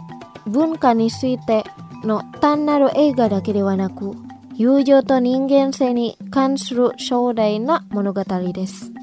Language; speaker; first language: Japanese; non-native, fluent; Indonesian